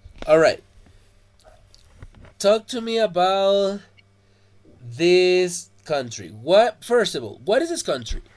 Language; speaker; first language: English; non-native, fluent; Spanish